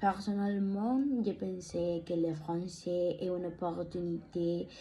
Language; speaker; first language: French; non-native, learner; Spanish